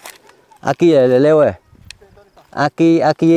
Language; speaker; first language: Portuguese; non-native, learner; Vietnamese